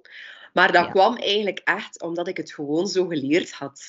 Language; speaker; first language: Dutch; native; Dutch